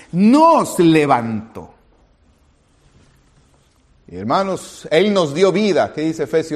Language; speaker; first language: Spanish; native; Spanish